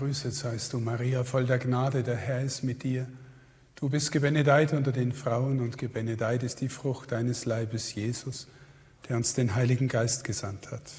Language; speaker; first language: German; native; German